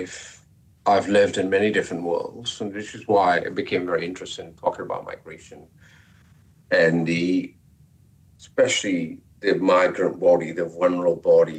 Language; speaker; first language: English; non-native, local second language; Punjabi